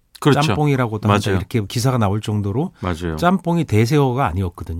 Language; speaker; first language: Korean; native; Korean